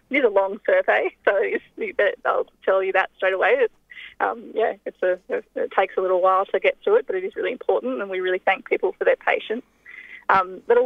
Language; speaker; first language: English; native; English